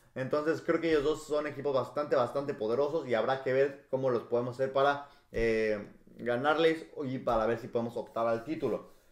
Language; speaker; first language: Spanish; native; Spanish